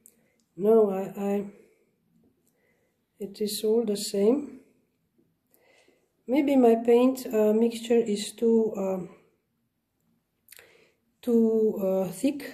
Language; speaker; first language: English; non-native, learner; Slovenian